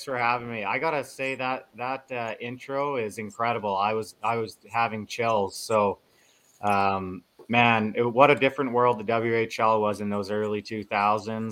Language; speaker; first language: English; native; English